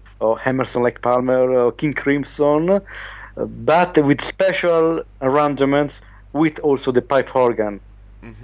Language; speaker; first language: English; non-native, learner; Italian